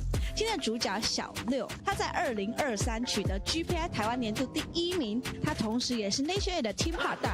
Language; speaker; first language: Chinese; native; Chinese